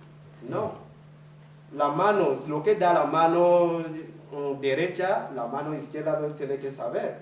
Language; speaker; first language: Spanish; non-native, fluent; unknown